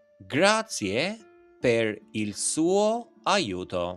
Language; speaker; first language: Italian; non-native, fluent; Albanian